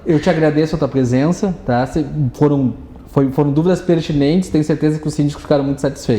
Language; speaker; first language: Portuguese; native; Portuguese